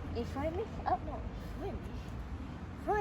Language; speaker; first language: German; non-native, learner; Japanese